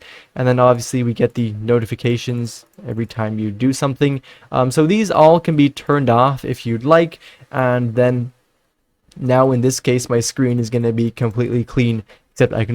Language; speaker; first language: English; non-native, fluent; Dutch